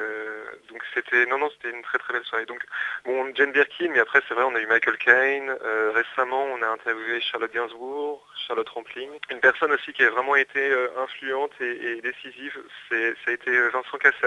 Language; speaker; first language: French; native; French